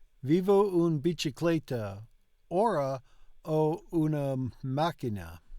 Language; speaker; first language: Italian; non-native, learner; English